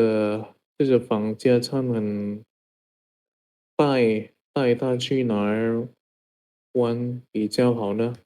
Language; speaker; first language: Chinese; non-native, learner; Indonesian